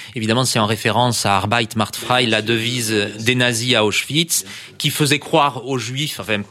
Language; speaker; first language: French; native; French